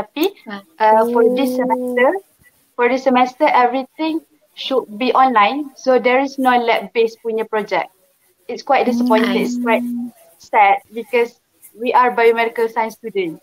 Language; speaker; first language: English; non-native, local second language; Malay